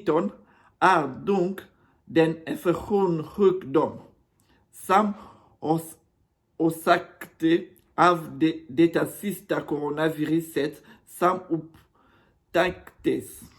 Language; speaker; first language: Swedish; non-native, learner; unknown